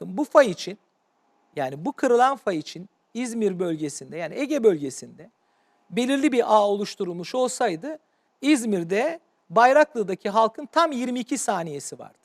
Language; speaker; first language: Turkish; native; Turkish